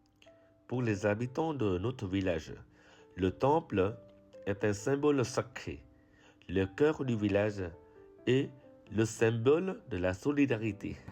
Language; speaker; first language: French; non-native, fluent; Vietnamese